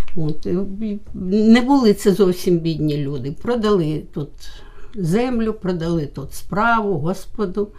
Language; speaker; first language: Ukrainian; non-native, local second language; Czech